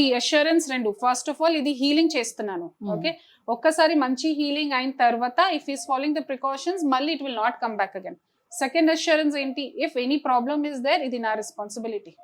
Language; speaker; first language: Telugu; non-native, fluent; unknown